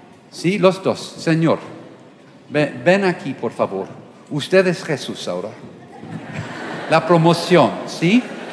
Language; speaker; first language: Spanish; non-native, learner; English